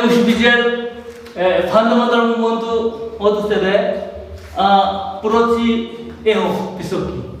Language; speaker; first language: Czech; non-native, learner; Korean